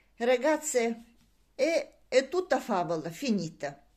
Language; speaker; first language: Italian; non-native, learner; Russian